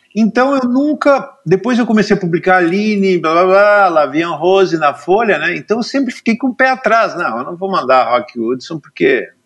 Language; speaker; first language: Portuguese; native; Portuguese